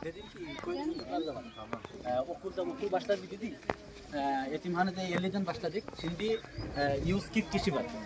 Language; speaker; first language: Turkish; non-native, learner; Bangla